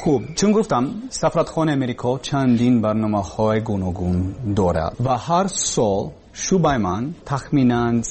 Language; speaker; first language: Persian; non-native, learner; English